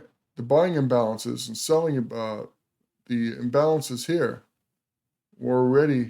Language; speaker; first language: English; native; English